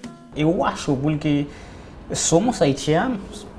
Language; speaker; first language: Portuguese; non-native, learner; Haitian Creole